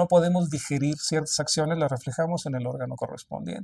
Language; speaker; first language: Spanish; native; Spanish